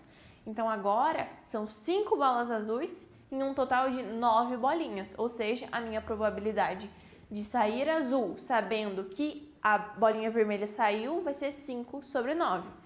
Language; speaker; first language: Portuguese; native; Portuguese